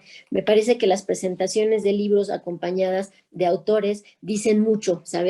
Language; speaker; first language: Spanish; native; Spanish